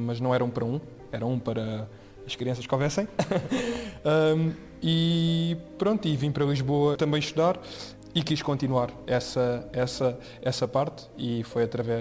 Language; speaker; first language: Portuguese; native; Portuguese